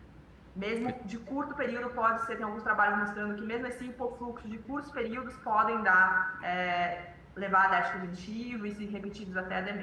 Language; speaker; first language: Portuguese; native; Portuguese